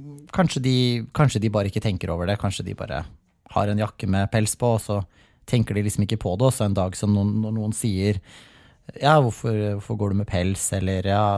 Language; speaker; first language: Norwegian; native; Norwegian